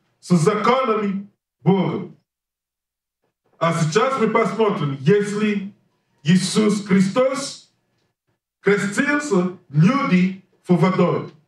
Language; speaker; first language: Russian; non-native, learner; English